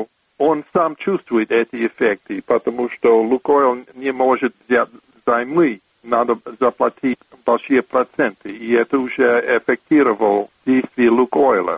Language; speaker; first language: Russian; non-native, fluent; English